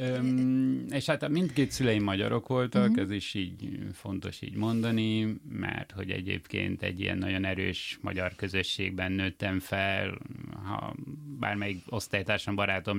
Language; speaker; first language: Hungarian; early bilingual, heritage; Hungarian